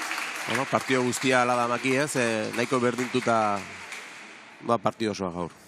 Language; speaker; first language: Basque; native; Basque